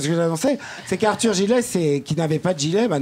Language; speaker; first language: French; native; French